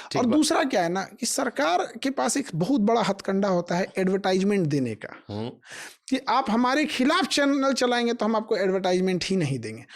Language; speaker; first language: Hindi; native; Hindi